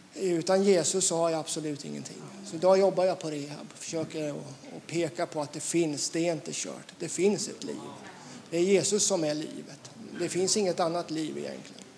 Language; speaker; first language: Swedish; native; Swedish